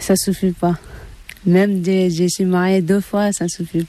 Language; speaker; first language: French; non-native, learner; Tibetan